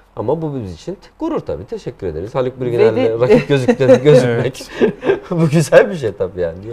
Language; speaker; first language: Turkish; native; Turkish